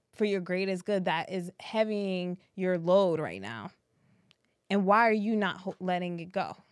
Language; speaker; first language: English; early bilingual, other home language; French